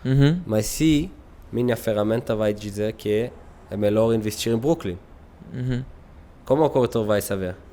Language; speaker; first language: Portuguese; non-native, learner; Hebrew